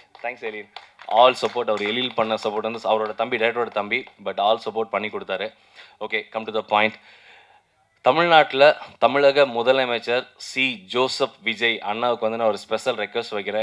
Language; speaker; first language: Tamil; native; Tamil